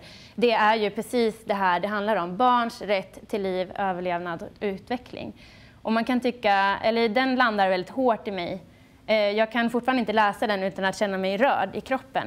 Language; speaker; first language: Swedish; native; Swedish